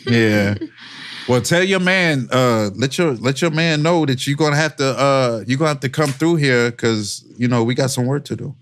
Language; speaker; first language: English; native; English